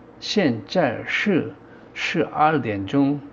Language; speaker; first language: Chinese; non-native, learner; Korean